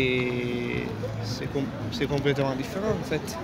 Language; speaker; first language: French; non-native, learner; Italian